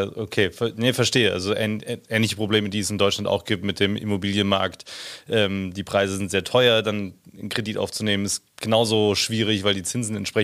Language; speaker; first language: German; native; German